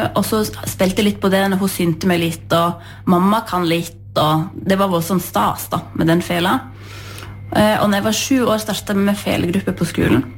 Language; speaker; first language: Norwegian; native; Norwegian